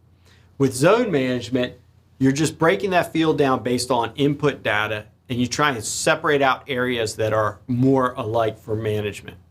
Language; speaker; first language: English; native; English